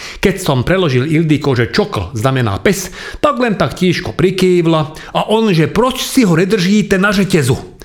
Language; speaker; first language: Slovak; non-native, local second language; Hungarian